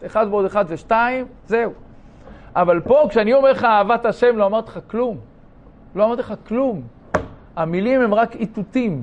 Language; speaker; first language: Hebrew; native; Hebrew